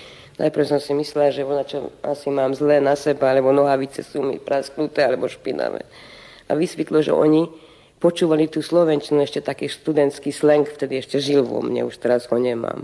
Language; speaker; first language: Slovak; early bilingual, heritage; Slovak